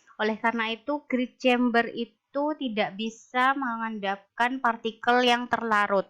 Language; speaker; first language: Indonesian; native; Indonesian